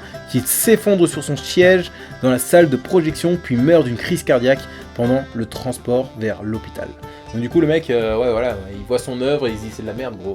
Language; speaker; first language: French; native; French